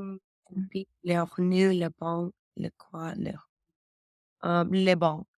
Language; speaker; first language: French; non-native, learner; English